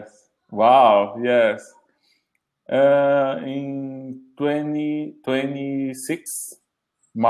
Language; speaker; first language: English; non-native, learner; Portuguese